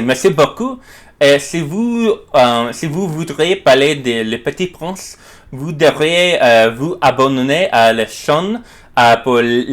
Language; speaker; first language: French; non-native, learner; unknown